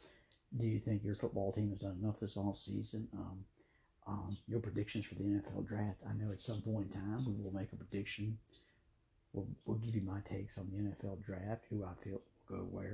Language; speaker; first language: English; native; English